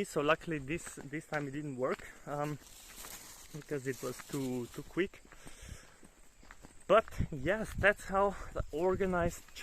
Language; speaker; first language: English; non-native, fluent; Slovenian